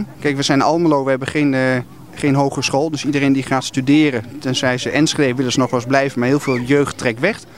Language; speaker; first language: Dutch; native; Dutch